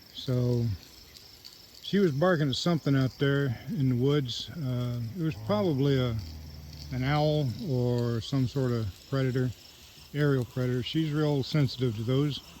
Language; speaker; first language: English; native; English